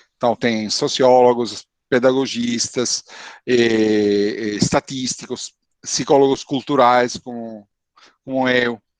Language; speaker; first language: Portuguese; non-native, fluent; Italian